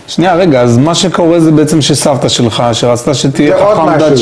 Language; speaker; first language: Hebrew; native; Hebrew